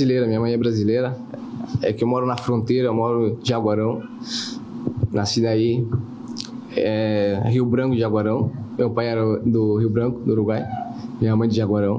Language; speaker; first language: Portuguese; early bilingual, heritage; Spanish